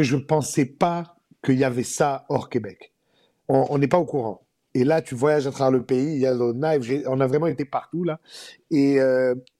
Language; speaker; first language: French; native; French